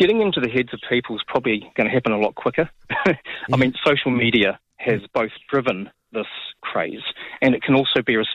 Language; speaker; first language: English; native; English